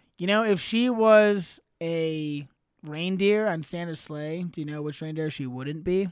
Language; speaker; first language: English; native; English